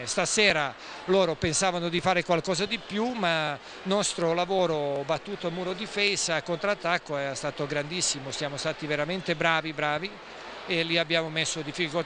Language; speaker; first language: Italian; non-native, fluent; Serbian